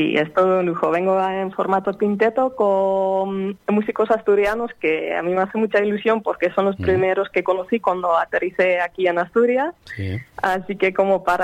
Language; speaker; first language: Spanish; non-native, fluent; Dutch